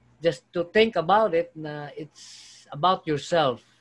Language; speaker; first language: English; non-native, local second language; Filipino